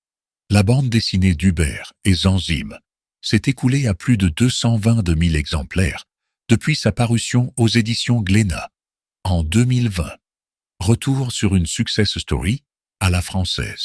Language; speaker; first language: French; native; French